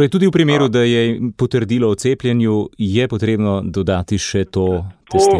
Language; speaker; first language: Slovenian; native; Slovenian